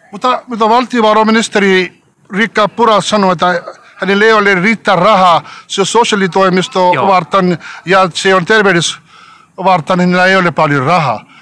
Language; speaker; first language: Finnish; non-native, learner; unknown